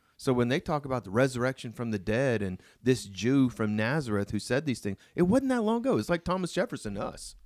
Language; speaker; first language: English; native; English